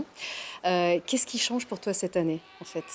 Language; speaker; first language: French; native; French